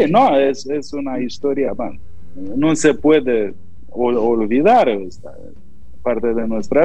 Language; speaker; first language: Spanish; non-native, fluent; Romanian